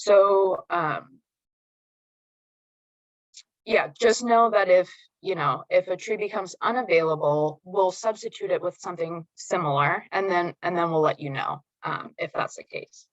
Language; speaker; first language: English; native; English